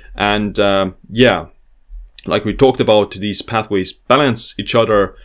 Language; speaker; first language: English; non-native, fluent; Estonian